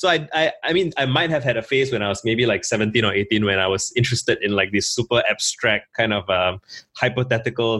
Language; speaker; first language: English; native; English